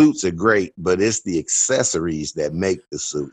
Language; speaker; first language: English; native; English